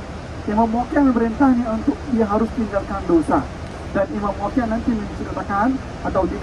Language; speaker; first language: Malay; non-native, fluent; Arabic